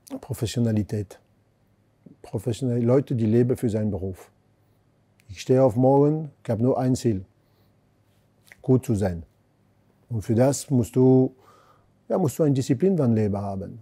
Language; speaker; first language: German; non-native, fluent; French